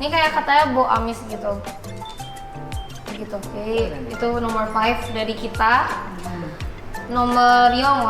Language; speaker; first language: Indonesian; early bilingual, other home language; Japanese